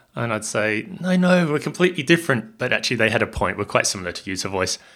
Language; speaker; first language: English; native; English